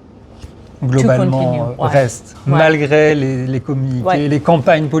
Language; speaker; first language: French; native; French